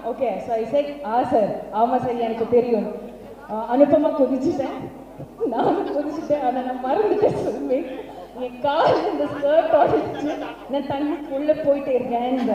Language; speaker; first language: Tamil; non-native, fluent; Malayalam